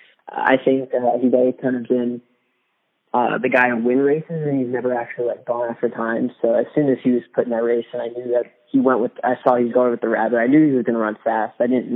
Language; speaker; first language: English; native; English